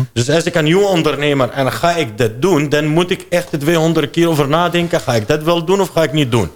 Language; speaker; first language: Dutch; non-native, fluent; Arabic